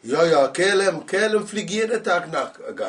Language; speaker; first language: German; non-native, learner; Ewe